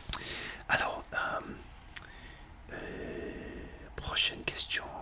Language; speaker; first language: French; non-native, learner; English